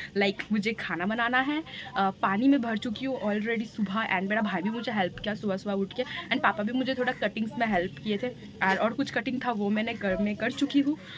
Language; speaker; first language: Hindi; non-native, local second language; Bangla